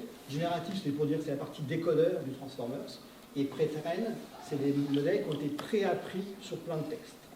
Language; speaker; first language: French; native; French